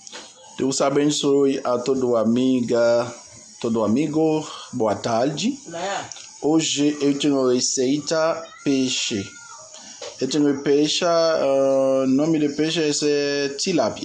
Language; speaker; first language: Portuguese; non-native, learner; Haitian Creole